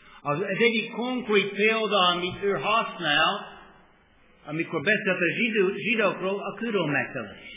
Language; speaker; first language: Hungarian; non-native, fluent; English